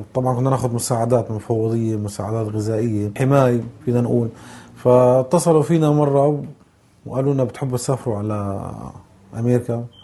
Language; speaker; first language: Arabic; native; Arabic